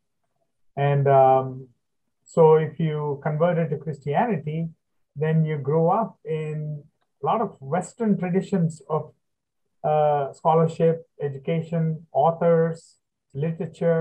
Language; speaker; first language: English; non-native, local second language; Telugu